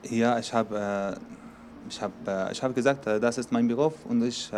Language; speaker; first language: German; non-native, learner; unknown